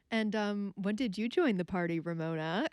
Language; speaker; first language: English; native; English